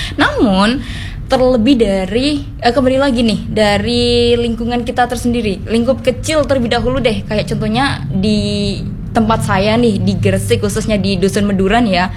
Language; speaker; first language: Indonesian; non-native, local second language; Madurese